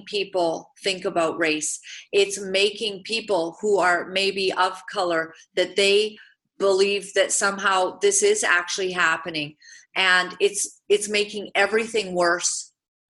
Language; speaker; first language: English; native; English